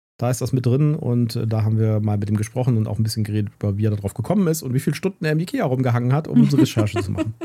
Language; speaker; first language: German; native; German